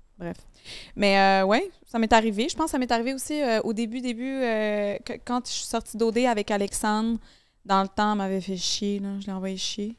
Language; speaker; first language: French; native; French